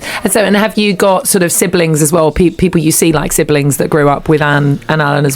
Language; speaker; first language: English; native; English